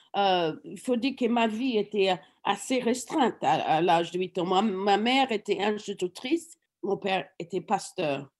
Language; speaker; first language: French; non-native, fluent; English